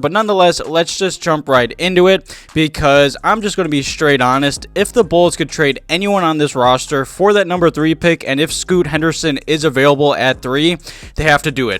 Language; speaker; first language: English; native; English